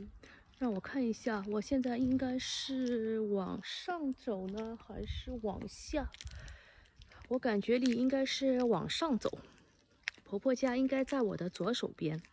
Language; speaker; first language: Chinese; native; Chinese